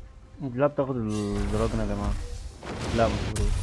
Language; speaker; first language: Arabic; native; Arabic